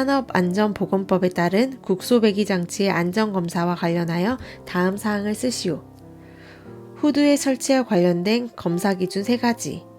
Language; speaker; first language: Korean; native; Korean